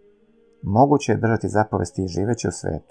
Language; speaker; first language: Serbian; native; Serbian